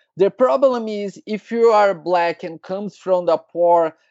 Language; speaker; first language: English; non-native, learner; Portuguese